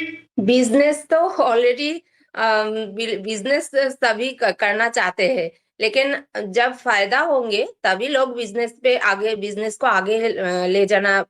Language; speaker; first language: Hindi; non-native, local second language; Bangla